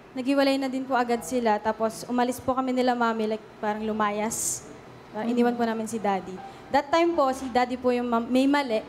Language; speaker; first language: Filipino; native; Filipino